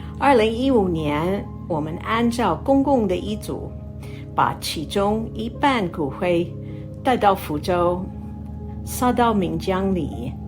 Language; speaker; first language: Chinese; non-native, fluent; English